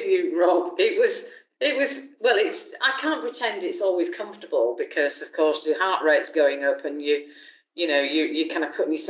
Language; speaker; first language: English; native; English